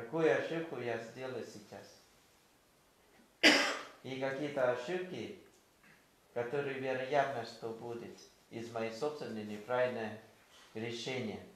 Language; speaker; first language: Russian; non-native, fluent; Thai